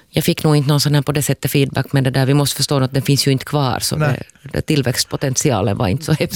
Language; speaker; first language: Swedish; native; Swedish